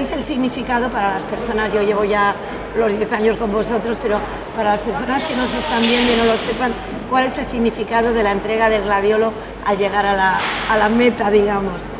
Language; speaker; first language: Spanish; native; Spanish